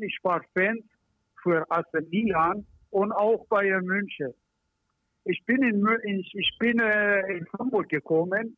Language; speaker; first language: German; non-native, learner; Persian